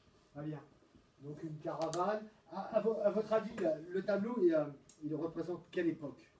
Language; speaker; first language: French; native; French